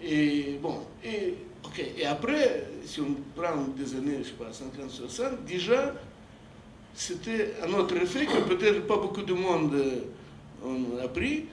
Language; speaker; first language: French; non-native, fluent; Russian